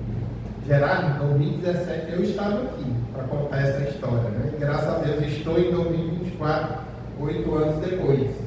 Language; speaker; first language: Portuguese; native; Portuguese